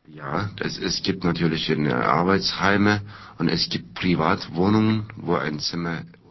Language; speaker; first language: German; non-native, fluent; Turkish